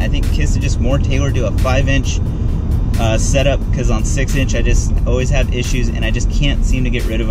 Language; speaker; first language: English; native; English